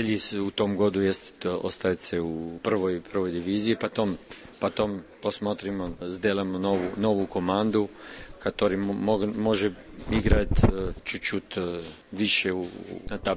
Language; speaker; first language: Russian; non-native, learner; Serbian